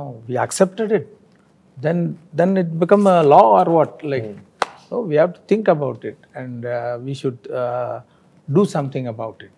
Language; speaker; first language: Telugu; non-native, fluent; Tamil